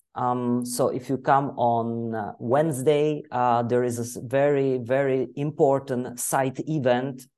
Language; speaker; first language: English; non-native, fluent; Czech